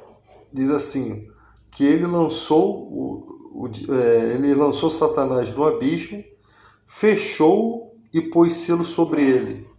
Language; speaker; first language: Portuguese; native; Portuguese